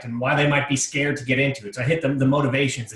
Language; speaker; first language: English; native; English